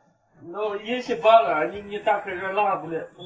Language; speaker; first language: Russian; non-native, learner; Chinese